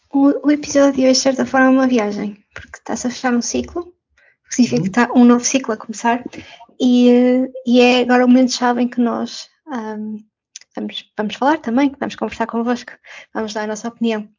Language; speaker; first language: Portuguese; native; Portuguese